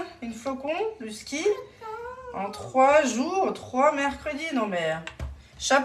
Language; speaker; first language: French; native; French